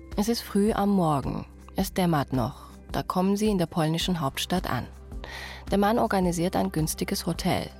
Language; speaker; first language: German; early bilingual, other home language; Persian